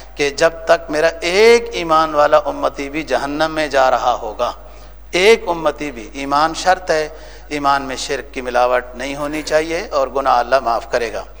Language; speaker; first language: Urdu; native; Urdu